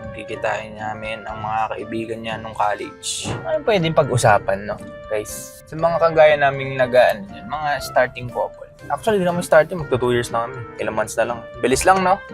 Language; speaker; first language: Filipino; native; Filipino